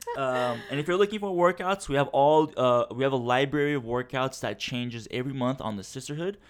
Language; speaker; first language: English; early bilingual, other home language; Turkish